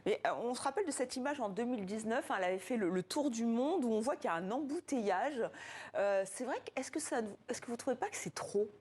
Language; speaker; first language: French; native; French